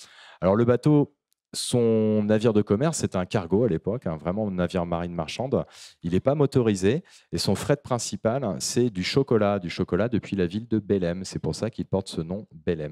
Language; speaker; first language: French; native; French